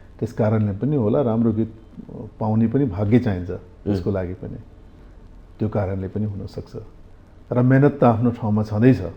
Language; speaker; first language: Nepali; native; Nepali